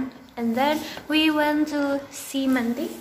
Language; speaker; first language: English; non-native, learner; Indonesian